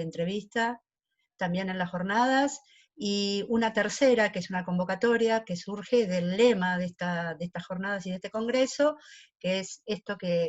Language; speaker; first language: Spanish; native; Spanish